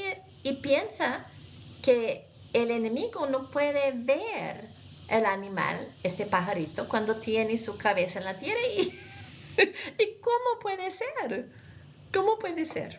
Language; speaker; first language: Spanish; non-native, fluent; English